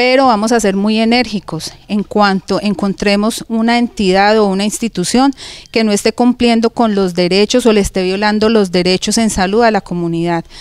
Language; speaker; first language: Spanish; native; Spanish